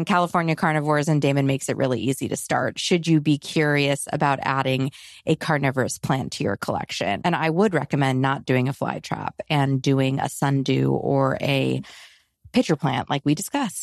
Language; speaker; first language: English; native; English